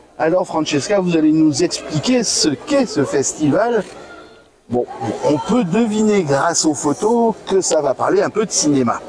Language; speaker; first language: French; native; French